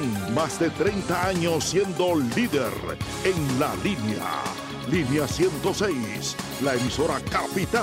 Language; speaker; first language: Spanish; native; Spanish